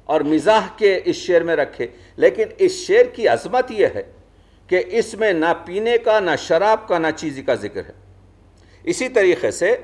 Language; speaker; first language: Urdu; native; Urdu